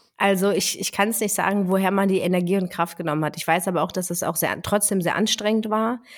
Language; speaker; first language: German; early bilingual, other home language; Greek